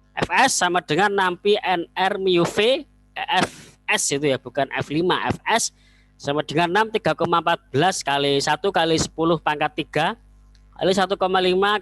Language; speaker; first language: Indonesian; native; Indonesian